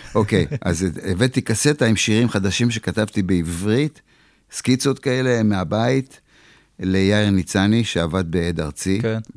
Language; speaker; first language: Hebrew; early bilingual, other home language; Polish